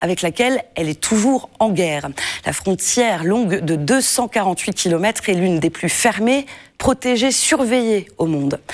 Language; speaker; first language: French; native; French